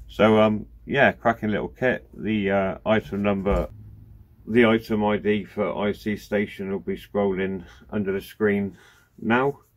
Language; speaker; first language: English; native; English